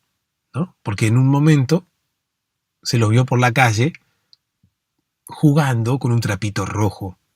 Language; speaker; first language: Spanish; native; Spanish